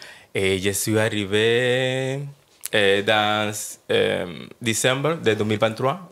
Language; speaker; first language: French; non-native, learner; Spanish